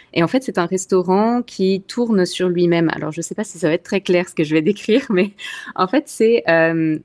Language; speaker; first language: French; native; French